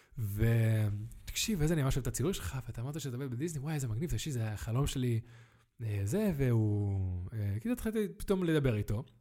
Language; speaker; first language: Hebrew; early bilingual, other home language; Spanish